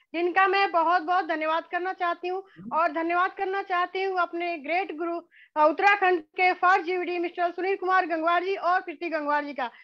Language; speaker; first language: Hindi; native; Hindi